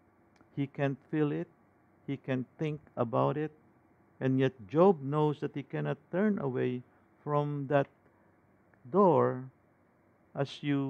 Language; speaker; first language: English; non-native, local second language; Filipino